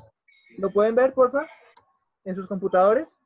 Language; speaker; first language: Spanish; native; Spanish